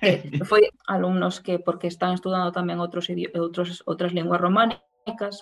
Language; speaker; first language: Galician; non-native, local second language; Spanish